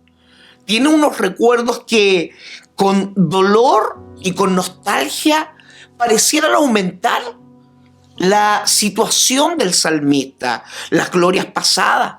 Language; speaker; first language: Spanish; native; Spanish